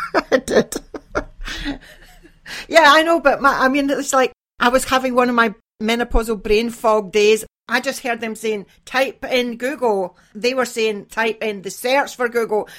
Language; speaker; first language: English; native; English